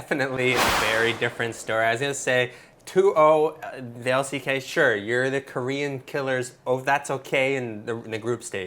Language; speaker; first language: English; native; English